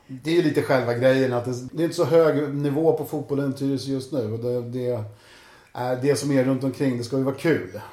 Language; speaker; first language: Swedish; native; Swedish